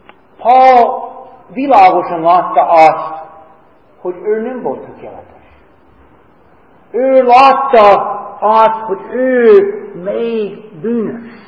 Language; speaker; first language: Hungarian; non-native, fluent; English